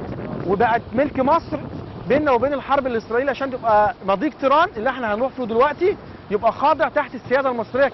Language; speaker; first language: Arabic; native; Arabic